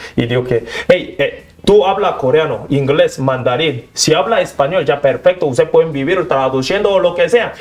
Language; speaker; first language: Spanish; non-native, learner; Korean